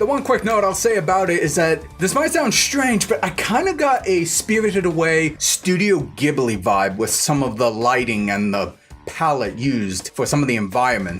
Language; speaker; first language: English; native; English